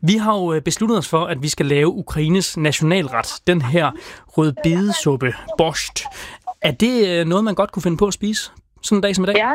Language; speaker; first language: Danish; native; Danish